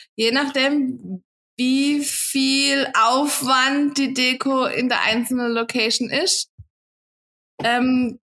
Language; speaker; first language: German; native; German